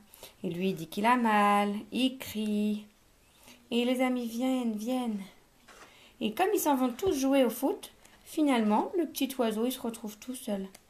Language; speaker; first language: French; native; French